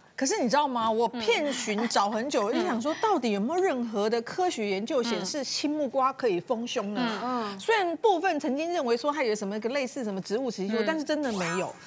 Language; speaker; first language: Chinese; native; Chinese